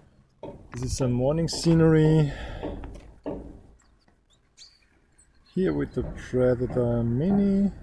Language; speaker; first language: English; non-native, fluent; German